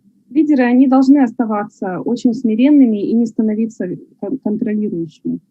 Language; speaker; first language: Russian; native; Russian